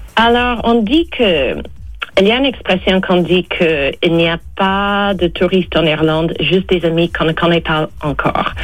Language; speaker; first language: French; non-native, fluent; English